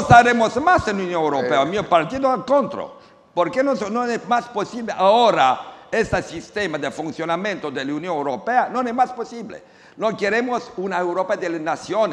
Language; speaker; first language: Spanish; non-native, learner; Romanian